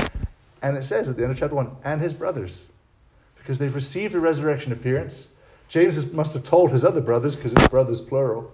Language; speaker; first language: English; native; English